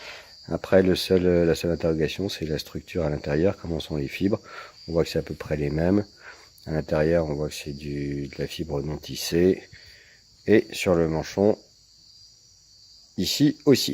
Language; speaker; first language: French; native; French